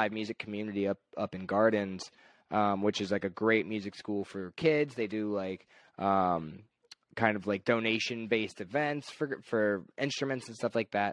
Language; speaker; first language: English; native; English